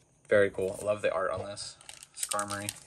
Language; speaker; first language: English; native; English